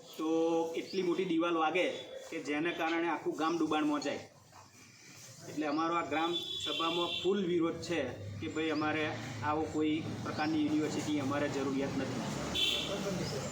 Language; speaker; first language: Gujarati; native; Gujarati